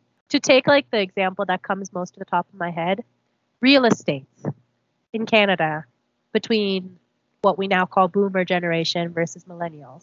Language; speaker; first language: English; early bilingual, other home language; Korean